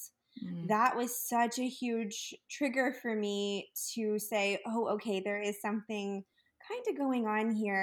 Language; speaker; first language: English; native; English